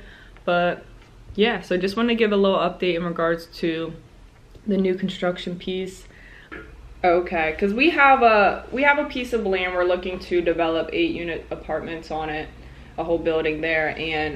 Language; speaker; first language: English; native; English